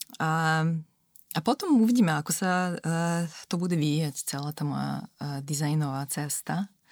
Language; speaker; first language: Slovak; non-native, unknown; Serbian